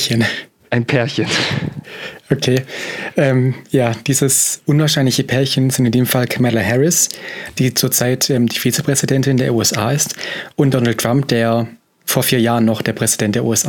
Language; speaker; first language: German; native; German